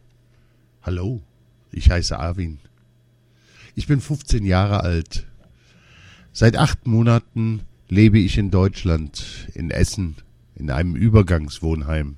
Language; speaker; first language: German; non-native, learner; Kurdish